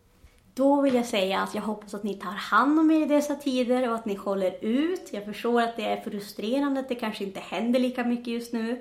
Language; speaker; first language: Swedish; native; Swedish